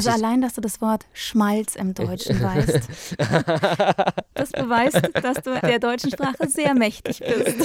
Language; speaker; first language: German; native; German